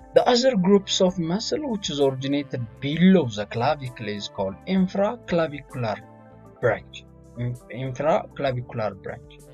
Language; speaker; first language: English; non-native, fluent; Amharic